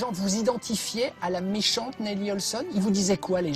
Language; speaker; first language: French; native; French